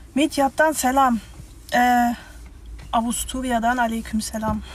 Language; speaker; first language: Turkish; early bilingual, heritage; Turkish